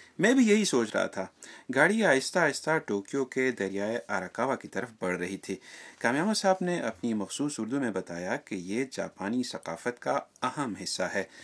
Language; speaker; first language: Urdu; native; Urdu